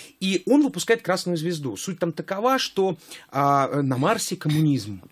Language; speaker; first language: Russian; native; Russian